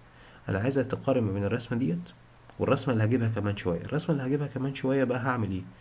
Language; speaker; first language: Arabic; native; Arabic